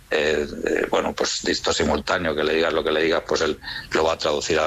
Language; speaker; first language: Spanish; native; Spanish